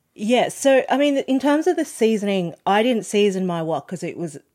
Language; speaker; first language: English; non-native, local second language; Cantonese